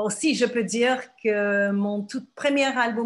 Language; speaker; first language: French; non-native, fluent; Turkish